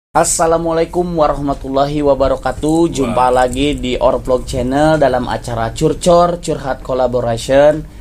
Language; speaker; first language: Indonesian; native; Indonesian